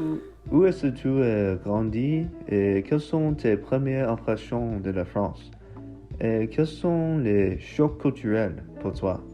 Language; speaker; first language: French; non-native, learner; English